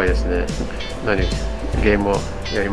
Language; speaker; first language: Japanese; non-native, fluent; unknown